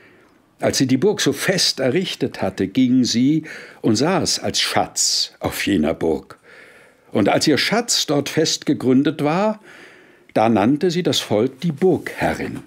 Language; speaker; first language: German; native; German